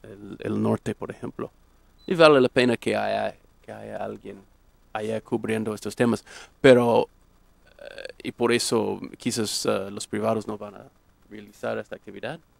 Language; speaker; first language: Spanish; non-native, fluent; English